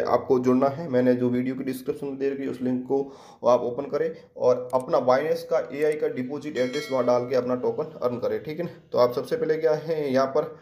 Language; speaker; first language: Hindi; native; Hindi